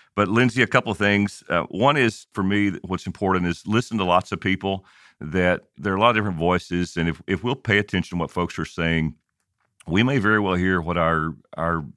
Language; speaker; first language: English; native; English